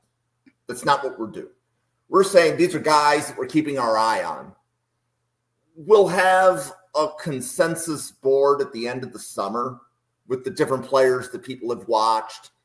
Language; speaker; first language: English; native; English